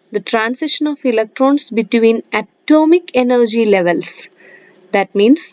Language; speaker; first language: English; non-native, local second language; Malayalam